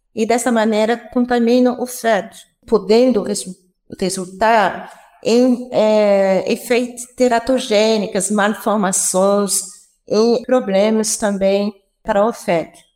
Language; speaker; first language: Portuguese; non-native, fluent; French